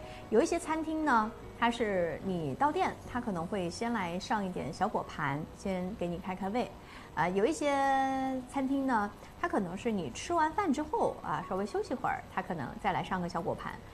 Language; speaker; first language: Chinese; native; Chinese